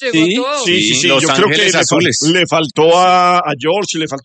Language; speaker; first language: Spanish; native; Spanish